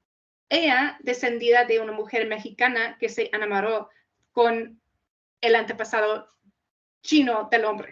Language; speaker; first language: Spanish; non-native, fluent; English